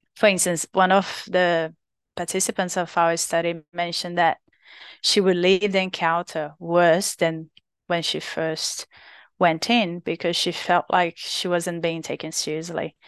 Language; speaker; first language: English; non-native, fluent; Portuguese